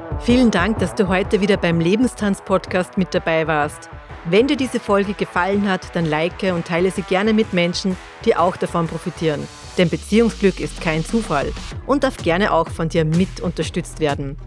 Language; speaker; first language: German; native; German